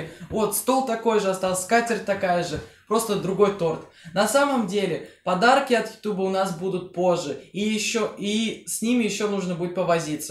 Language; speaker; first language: Russian; native; Russian